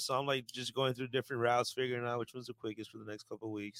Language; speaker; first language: English; early bilingual, other home language; Spanish